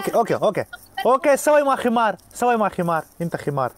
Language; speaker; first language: Arabic; non-native, learner; Pashto